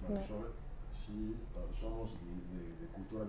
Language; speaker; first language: Spanish; non-native, fluent; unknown